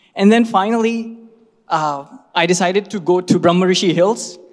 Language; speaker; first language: English; non-native, local second language; Hindi